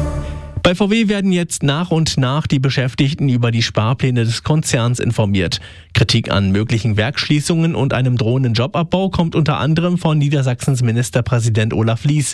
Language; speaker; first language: German; native; German